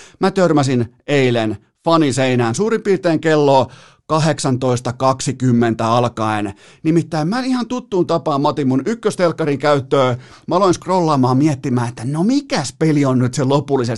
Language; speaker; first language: Finnish; native; Finnish